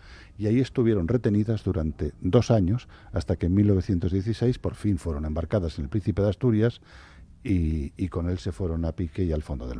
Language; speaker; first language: Spanish; native; Spanish